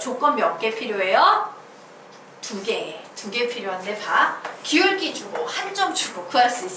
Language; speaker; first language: Korean; native; Korean